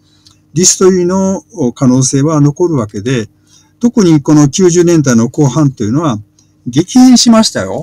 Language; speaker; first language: Japanese; native; Japanese